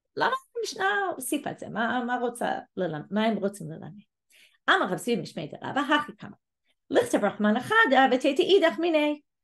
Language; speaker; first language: Hebrew; non-native, fluent; English